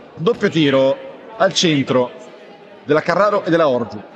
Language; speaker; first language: Italian; native; Italian